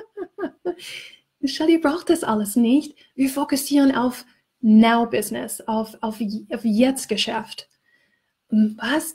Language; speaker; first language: German; non-native, fluent; English